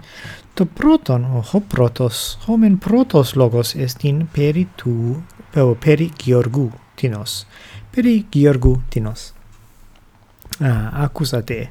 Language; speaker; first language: Greek; non-native, learner; English